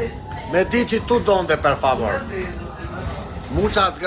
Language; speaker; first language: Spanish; non-native, learner; Albanian